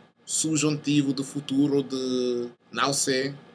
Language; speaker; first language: Portuguese; non-native, fluent; English